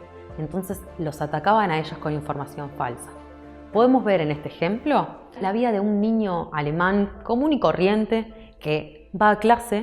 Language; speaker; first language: Spanish; native; Spanish